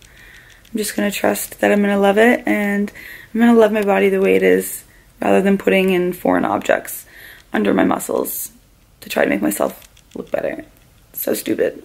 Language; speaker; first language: English; native; English